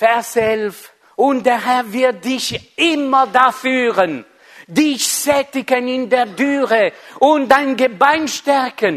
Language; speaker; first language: German; non-native, fluent; Italian